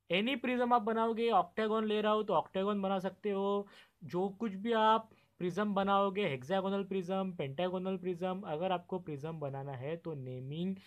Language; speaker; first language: Hindi; non-native, local second language; Marathi